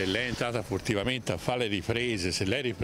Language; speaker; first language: Italian; native; Italian